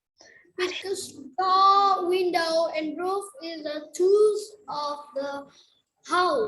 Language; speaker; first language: English; non-native, learner; Vietnamese